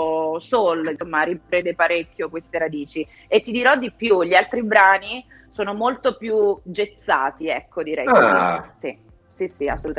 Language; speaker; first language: Italian; native; Italian